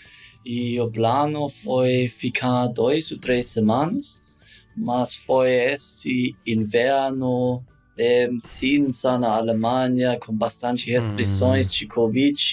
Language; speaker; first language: Portuguese; non-native, learner; German